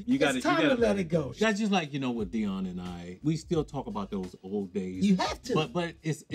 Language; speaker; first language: English; native; English